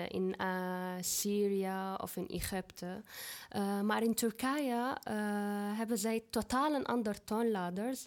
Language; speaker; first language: Dutch; non-native, learner; Arabic